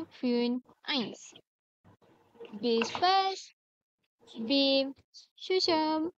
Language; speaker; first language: German; non-native, learner; Malay